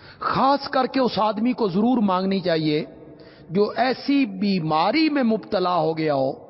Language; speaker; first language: Urdu; non-native, local second language; Punjabi